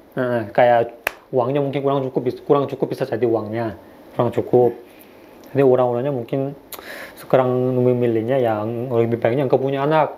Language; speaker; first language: Indonesian; non-native, fluent; Korean